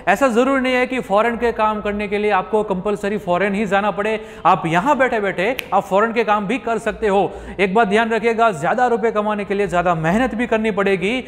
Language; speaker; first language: Hindi; non-native, local second language; Gujarati